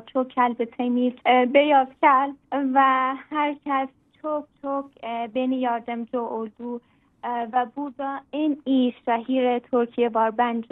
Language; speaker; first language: Turkish; non-native, learner; Persian